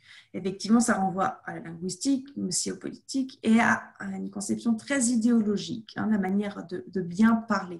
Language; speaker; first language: French; native; French